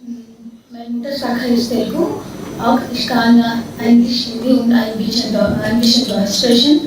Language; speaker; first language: German; non-native, learner; Telugu